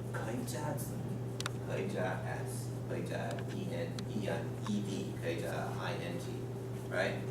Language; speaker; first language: Chinese; non-native, learner; English